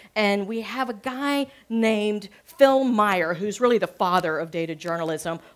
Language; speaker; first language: English; native; English